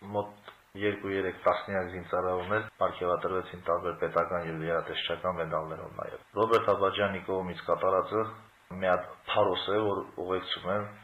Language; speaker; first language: Armenian; native; Armenian